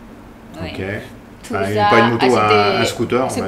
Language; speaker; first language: French; native; French